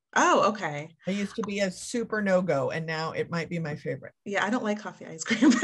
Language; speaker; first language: English; native; English